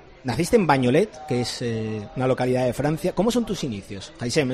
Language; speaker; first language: Spanish; native; Spanish